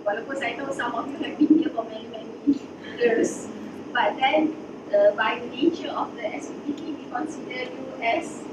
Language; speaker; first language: English; non-native, local second language; Malay